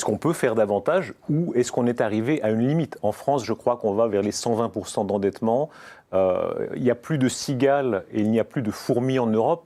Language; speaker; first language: French; native; French